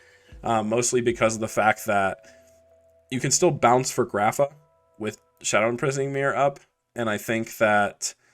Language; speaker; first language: English; native; English